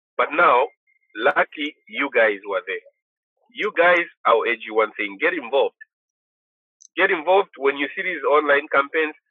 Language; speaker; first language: English; non-native, local second language; Bemba